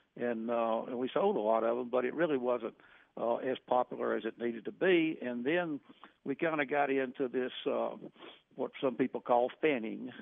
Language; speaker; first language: English; native; English